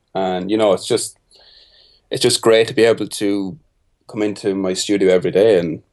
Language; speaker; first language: English; native; English